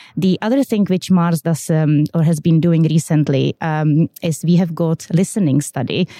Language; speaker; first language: English; non-native, fluent; Czech